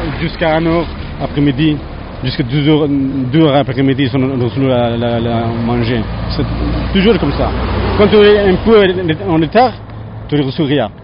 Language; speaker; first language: French; non-native, learner; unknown